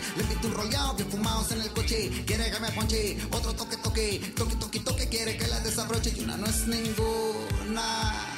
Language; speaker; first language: Spanish; native; Spanish